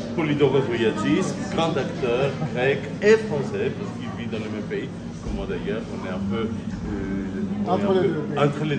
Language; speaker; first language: French; non-native, fluent; Greek